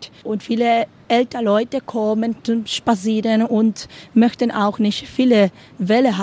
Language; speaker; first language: German; non-native, learner; Spanish